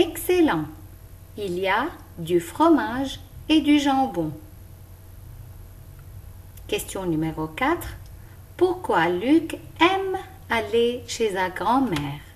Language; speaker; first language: French; non-native, local second language; Arabic